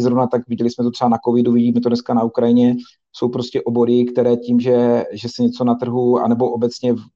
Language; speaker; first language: Czech; native; Czech